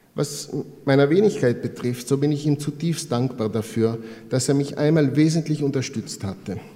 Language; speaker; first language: German; non-native, fluent; Italian